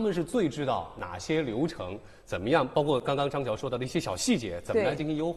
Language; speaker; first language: Chinese; native; Chinese